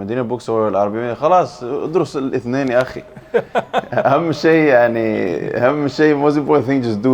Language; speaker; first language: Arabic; non-native, fluent; English